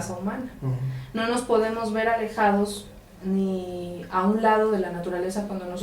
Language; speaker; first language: Spanish; native; Spanish